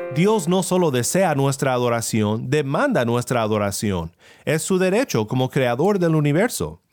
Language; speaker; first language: Spanish; non-native, fluent; English